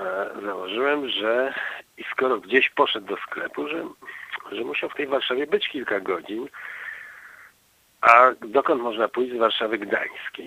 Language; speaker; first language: Polish; native; Polish